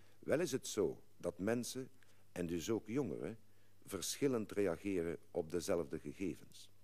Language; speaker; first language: Dutch; native; Dutch